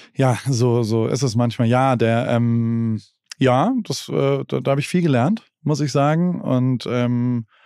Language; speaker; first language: German; native; German